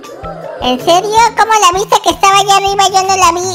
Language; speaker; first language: Spanish; native; Spanish